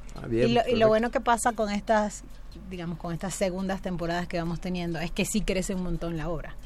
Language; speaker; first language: Spanish; native; Spanish